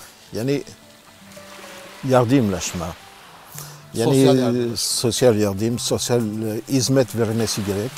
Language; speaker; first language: Turkish; non-native, learner; French